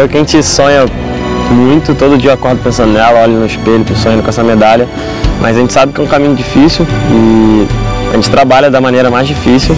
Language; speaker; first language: Portuguese; native; Portuguese